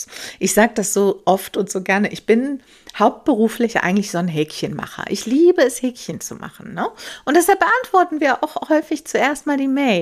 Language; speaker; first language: German; native; German